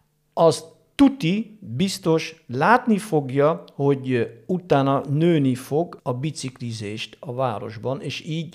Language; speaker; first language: Hungarian; non-native, fluent; Dutch